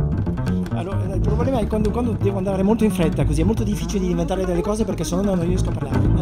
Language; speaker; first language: Italian; non-native, fluent; French